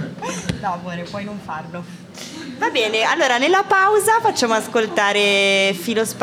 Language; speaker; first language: Italian; native; Italian